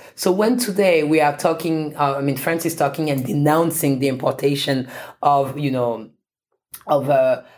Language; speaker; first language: English; non-native, fluent; French